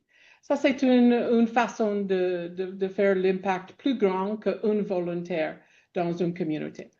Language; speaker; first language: French; non-native, fluent; English